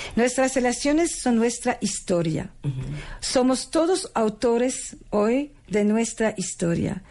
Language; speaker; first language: Spanish; non-native, fluent; French